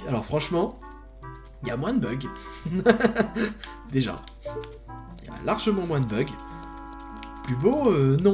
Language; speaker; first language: French; native; French